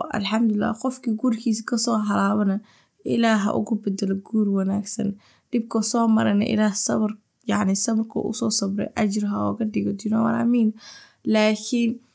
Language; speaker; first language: Somali; early bilingual, heritage; Somali